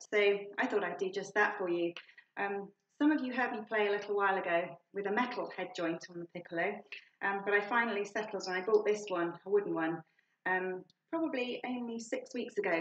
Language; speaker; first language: English; native; English